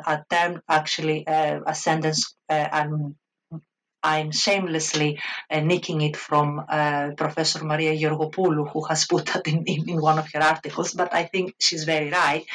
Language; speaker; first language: English; non-native, fluent; Greek